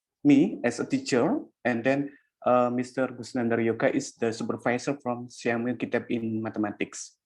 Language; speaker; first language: English; non-native, learner; Indonesian